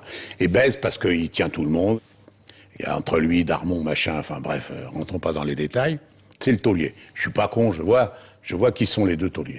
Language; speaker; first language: French; native; French